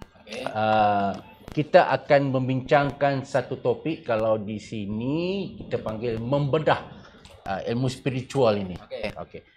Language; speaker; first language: Malay; native; Malay